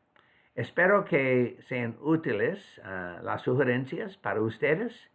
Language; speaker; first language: Spanish; non-native, fluent; English